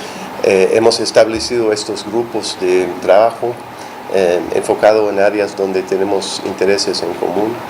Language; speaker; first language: Spanish; non-native, fluent; English